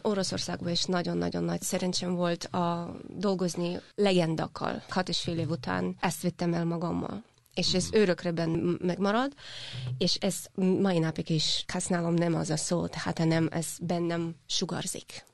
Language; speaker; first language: Hungarian; non-native, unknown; Russian